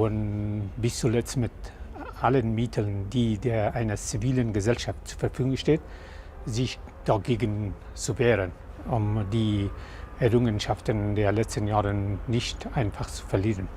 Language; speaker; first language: German; non-native, fluent; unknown